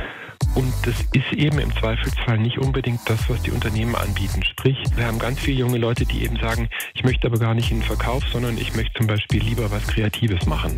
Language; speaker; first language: German; native; German